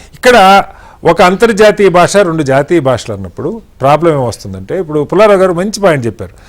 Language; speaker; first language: Telugu; native; Telugu